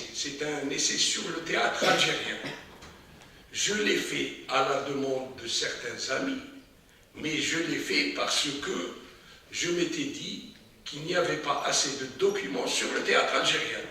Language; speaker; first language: French; non-native, local second language; Arabic